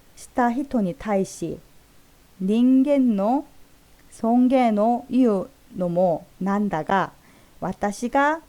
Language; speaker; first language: Japanese; non-native, fluent; Korean